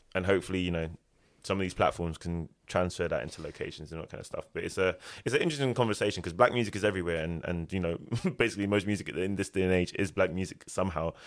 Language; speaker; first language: English; native; English